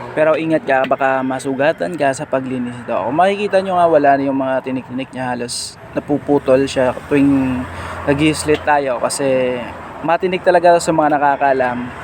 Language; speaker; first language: Filipino; non-native, local second language; Hiligaynon